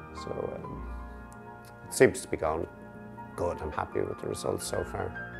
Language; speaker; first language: English; native; English